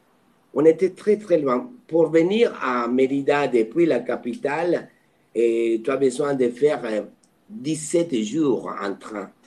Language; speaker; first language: French; non-native, fluent; Spanish